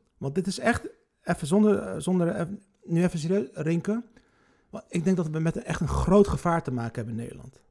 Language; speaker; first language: Dutch; early bilingual, other home language; Turkish